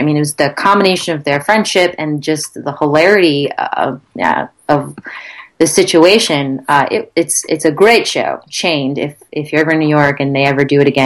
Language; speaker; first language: English; native; English